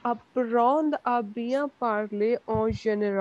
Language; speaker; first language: French; non-native, learner; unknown